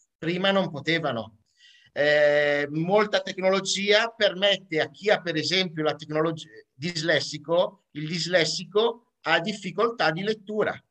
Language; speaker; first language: Italian; native; Italian